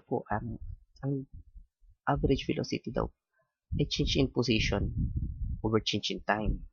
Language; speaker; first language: Filipino; native; Filipino